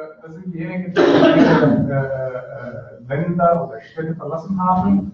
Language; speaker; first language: German; non-native, fluent; Arabic